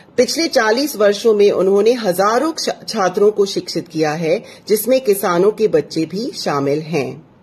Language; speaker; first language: Hindi; non-native, local second language; English